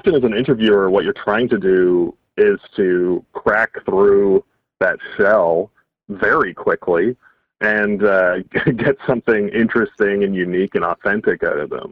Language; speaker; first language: English; native; English